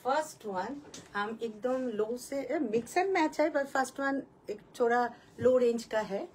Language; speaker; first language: Hindi; non-native, local second language; Bangla